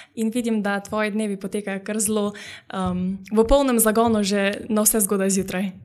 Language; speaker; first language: Slovenian; native; Slovenian